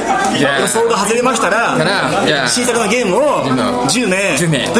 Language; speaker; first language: Japanese; native; Japanese